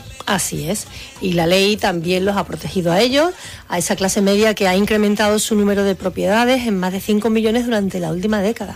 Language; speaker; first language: Spanish; native; Spanish